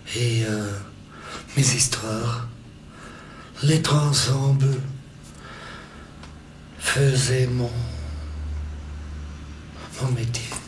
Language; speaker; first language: French; non-native, local second language; German